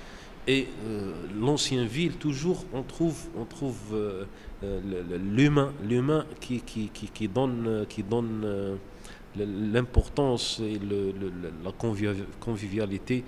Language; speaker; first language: French; non-native, local second language; Arabic